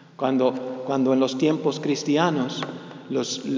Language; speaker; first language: Spanish; early bilingual, heritage; Spanish